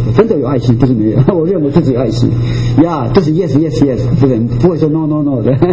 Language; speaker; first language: Chinese; non-native, local second language; Japanese